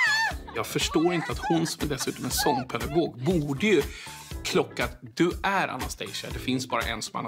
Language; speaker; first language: Swedish; native; Swedish